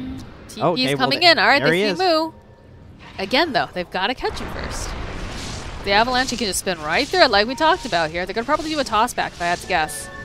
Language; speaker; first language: English; native; English